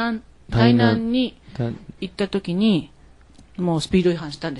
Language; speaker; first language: Japanese; non-native, fluent; Chinese